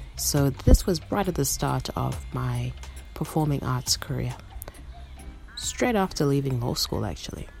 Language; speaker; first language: English; non-native, local second language; Shona